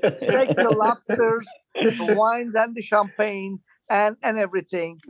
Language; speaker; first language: English; non-native, fluent; Turkish